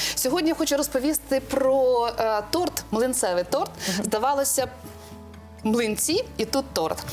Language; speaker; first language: Ukrainian; native; Ukrainian